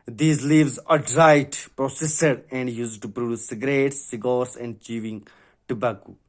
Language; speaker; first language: English; non-native, local second language; Urdu